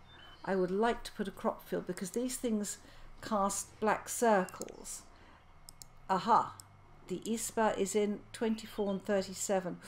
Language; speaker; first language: English; native; English